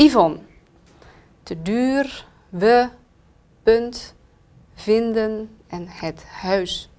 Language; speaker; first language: Dutch; native; Dutch